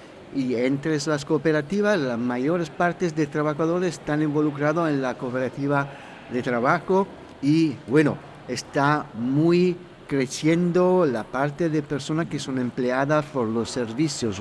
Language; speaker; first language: Spanish; non-native, fluent; Italian